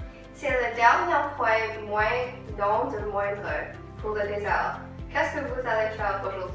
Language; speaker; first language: French; non-native, learner; English